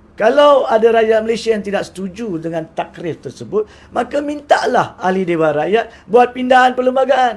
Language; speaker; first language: Malay; native; Malay